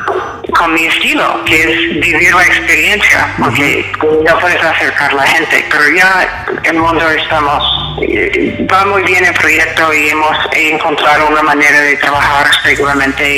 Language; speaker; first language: Spanish; non-native, fluent; English